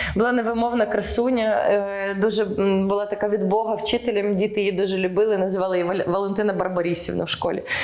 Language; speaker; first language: Ukrainian; early bilingual, heritage; Ukrainian